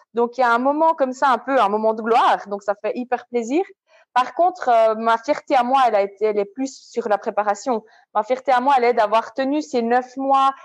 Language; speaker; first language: French; native; French